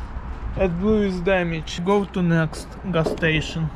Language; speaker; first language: English; non-native, learner; Polish